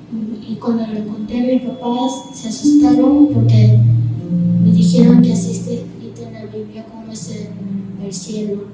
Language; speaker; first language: Spanish; early bilingual, heritage; Spanish